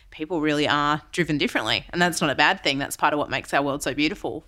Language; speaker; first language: English; native; English